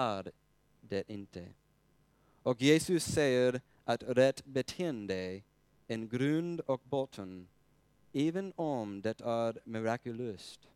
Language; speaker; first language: Swedish; non-native, fluent; English